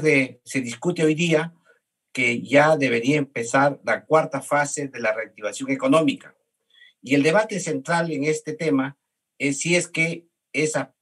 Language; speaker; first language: Spanish; native; Spanish